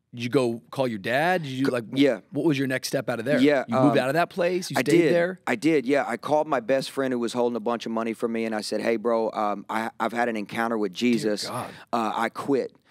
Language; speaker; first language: English; native; English